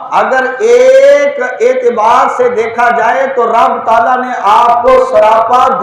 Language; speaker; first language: Urdu; non-native, local second language; Punjabi